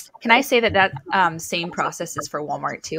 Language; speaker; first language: English; native; English